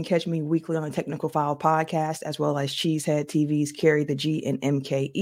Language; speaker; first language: English; native; English